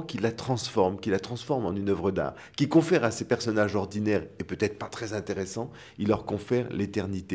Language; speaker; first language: French; native; French